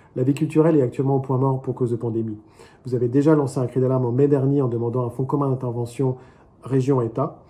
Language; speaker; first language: French; native; French